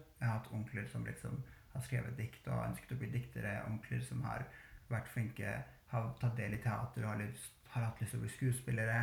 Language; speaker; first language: Norwegian; early bilingual, other home language; Albanian